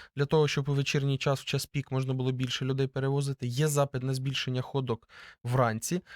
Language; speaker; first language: Ukrainian; native; Ukrainian